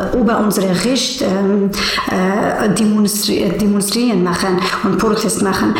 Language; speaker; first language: German; non-native, learner; Persian